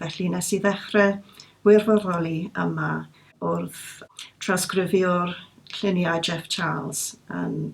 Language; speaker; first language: Welsh; non-native, fluent; English